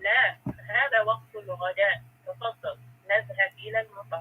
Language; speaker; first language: Arabic; non-native, learner; English